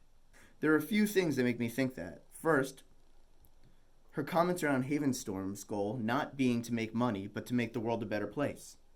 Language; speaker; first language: English; native; English